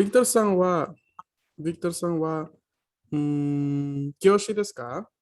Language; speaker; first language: Japanese; non-native, fluent; Spanish